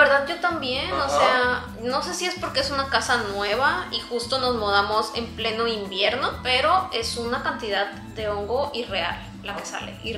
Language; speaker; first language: Spanish; native; Spanish